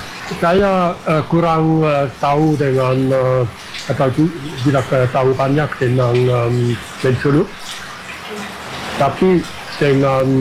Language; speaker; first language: Indonesian; non-native, fluent; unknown